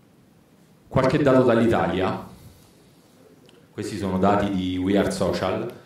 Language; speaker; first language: Italian; native; Italian